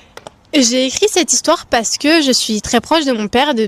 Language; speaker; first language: French; native; French